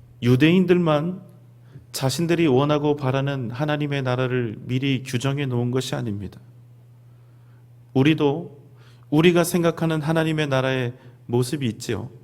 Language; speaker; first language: Korean; native; Korean